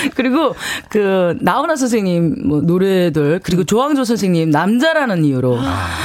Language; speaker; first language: Korean; native; Korean